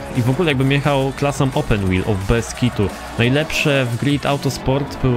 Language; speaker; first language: Polish; native; Polish